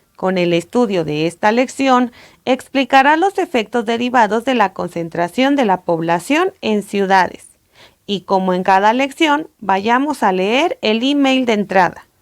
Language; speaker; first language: Spanish; native; Spanish